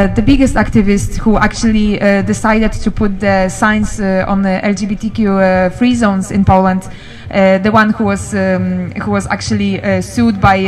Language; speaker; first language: English; non-native, learner; Polish